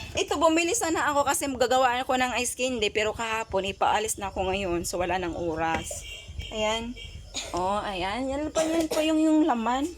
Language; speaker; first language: Filipino; non-native, local second language; Cebuano